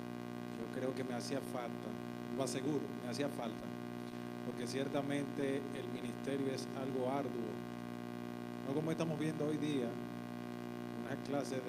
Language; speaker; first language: Spanish; native; Spanish